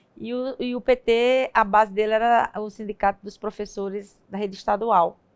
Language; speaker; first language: Portuguese; native; Portuguese